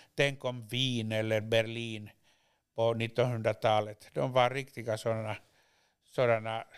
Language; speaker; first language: Swedish; non-native, local second language; Finnish